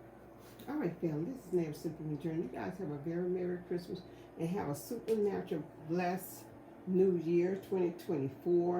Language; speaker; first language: English; native; English